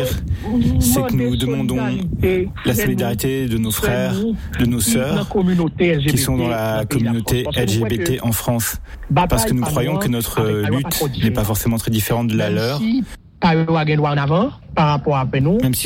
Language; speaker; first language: French; native; French